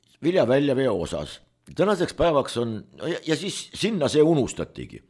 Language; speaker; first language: Estonian; native; Estonian